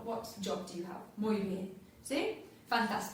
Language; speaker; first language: Spanish; non-native, fluent; English